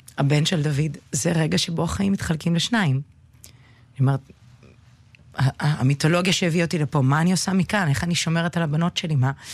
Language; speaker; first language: Hebrew; early bilingual, other home language; Russian